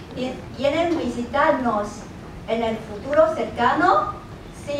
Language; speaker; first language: Spanish; non-native, learner; Chinese